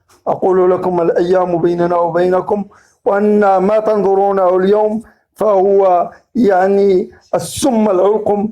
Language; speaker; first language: Arabic; native; Arabic